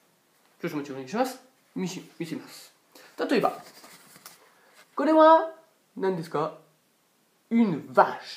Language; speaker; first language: Japanese; non-native, fluent; French